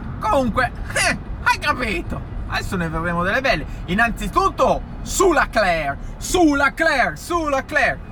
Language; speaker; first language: Italian; native; Italian